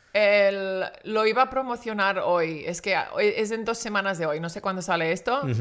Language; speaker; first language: Spanish; early bilingual, heritage; Spanish